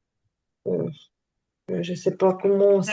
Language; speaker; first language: French; non-native, learner; Ukrainian